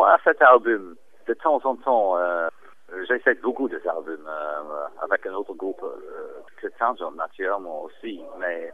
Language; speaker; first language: French; non-native, fluent; English